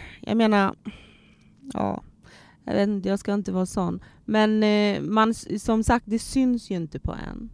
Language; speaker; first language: Swedish; early bilingual, other home language; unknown